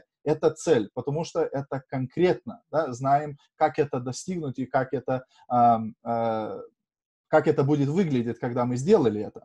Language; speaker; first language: Russian; non-native, fluent; Lithuanian